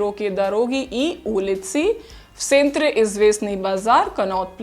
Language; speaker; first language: Russian; non-native, fluent; Hindi